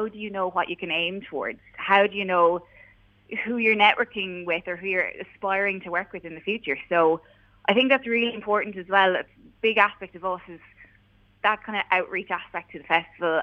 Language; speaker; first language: English; native; English